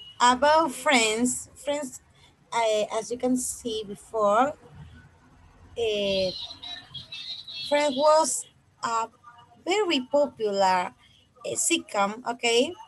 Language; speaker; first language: English; non-native, fluent; Spanish